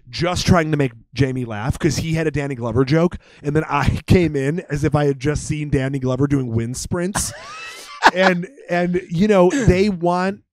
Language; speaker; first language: English; native; English